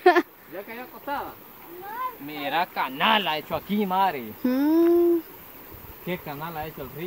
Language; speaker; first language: Spanish; native; Spanish